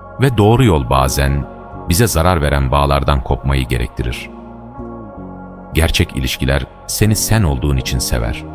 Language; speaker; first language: Turkish; native; Turkish